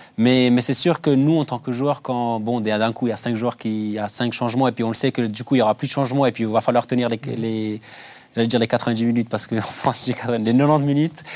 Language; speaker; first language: French; early bilingual, other home language; Albanian